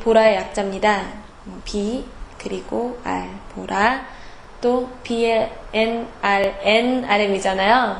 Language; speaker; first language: Korean; native; Korean